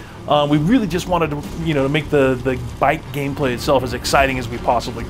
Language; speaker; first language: English; native; English